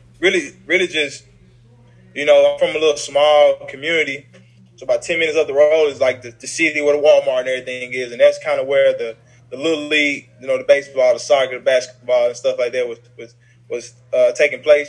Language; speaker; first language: English; native; English